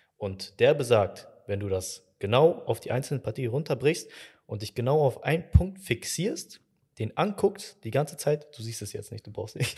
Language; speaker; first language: German; early bilingual, other home language; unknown